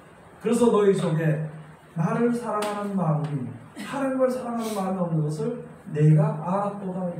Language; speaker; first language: Korean; native; Korean